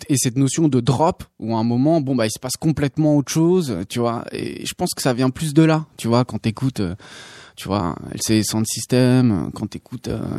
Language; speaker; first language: French; native; French